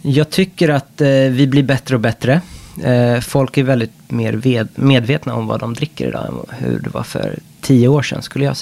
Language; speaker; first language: Swedish; non-native, fluent; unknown